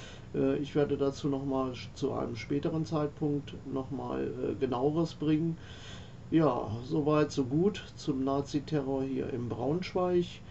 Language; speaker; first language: German; native; German